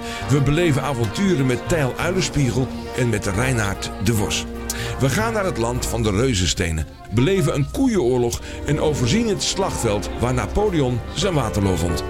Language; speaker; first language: Dutch; native; Dutch